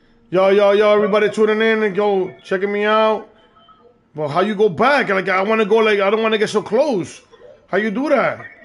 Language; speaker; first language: English; early bilingual, other home language; Spanish